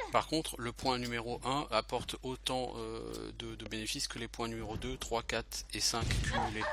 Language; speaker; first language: French; native; French